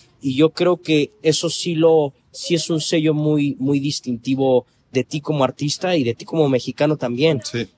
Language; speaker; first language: Spanish; native; Spanish